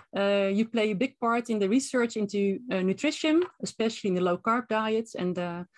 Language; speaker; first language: English; non-native, fluent; Dutch